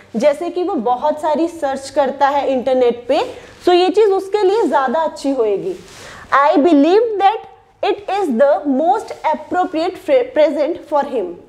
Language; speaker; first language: Hindi; native; Hindi